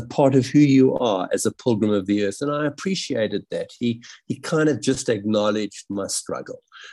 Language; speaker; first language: English; native; English